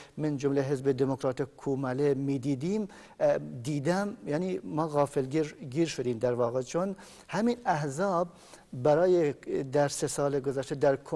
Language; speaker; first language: Persian; non-native, local second language; Kurdish